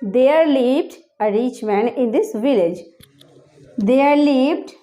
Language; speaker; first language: English; non-native, local second language; Bangla